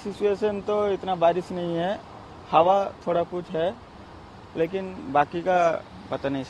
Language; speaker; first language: Hindi; non-native, local second language; Bangla